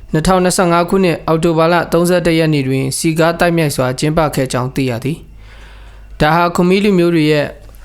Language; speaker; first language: Burmese; non-native, local second language; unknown